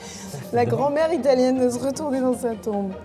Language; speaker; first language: French; native; French